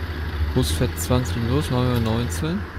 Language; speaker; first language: German; native; German